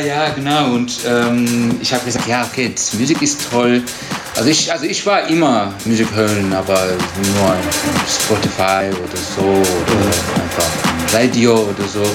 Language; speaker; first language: German; non-native, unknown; Turkish